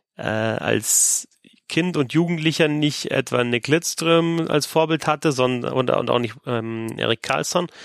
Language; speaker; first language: German; native; German